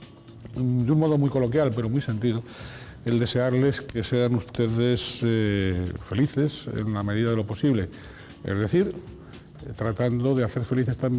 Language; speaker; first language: Spanish; native; Spanish